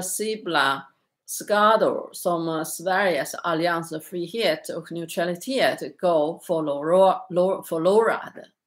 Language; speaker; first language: Swedish; non-native, learner; Chinese